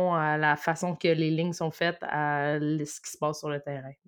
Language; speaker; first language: French; native; French